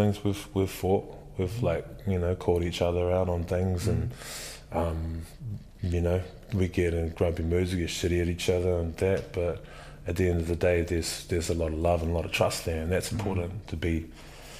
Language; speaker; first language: English; native; English